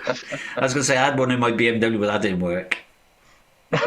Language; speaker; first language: English; native; English